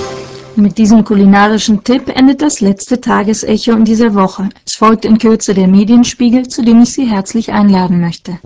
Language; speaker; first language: German; native; German